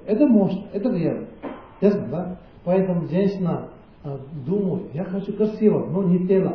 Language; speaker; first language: Russian; non-native, learner; Tibetan